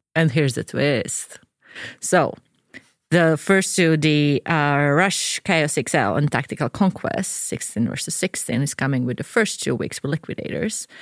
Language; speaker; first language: English; non-native, fluent; Croatian